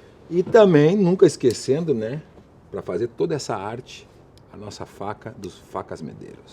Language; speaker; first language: Portuguese; native; Portuguese